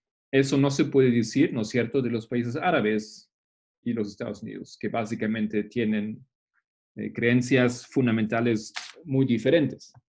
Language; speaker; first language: Spanish; non-native, fluent; Portuguese